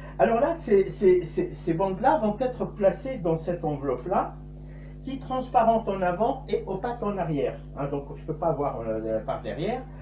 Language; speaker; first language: French; non-native, local second language; Arabic